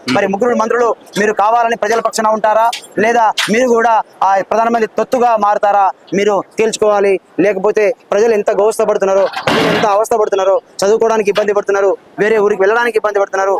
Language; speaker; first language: Telugu; non-native, local second language; Lambadi